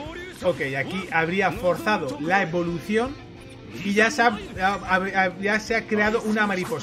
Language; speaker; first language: Spanish; native; Spanish